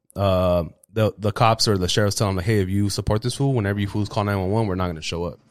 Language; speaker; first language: English; early bilingual, other home language; Spanish